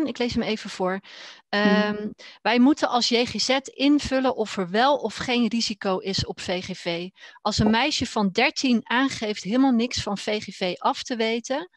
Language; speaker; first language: Dutch; native; Dutch